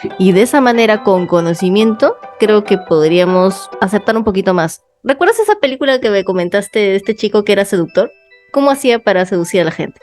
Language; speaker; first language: Spanish; native; Spanish